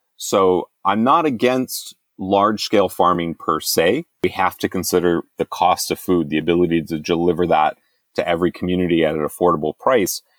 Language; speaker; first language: English; native; English